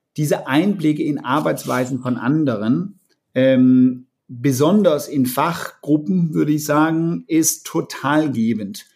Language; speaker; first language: German; non-native, fluent; Danish